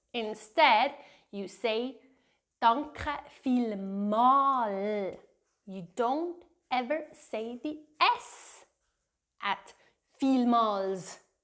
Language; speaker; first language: English; non-native, fluent; Swiss German